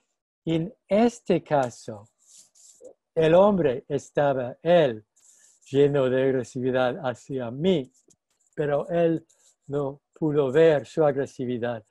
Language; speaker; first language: Spanish; non-native, fluent; English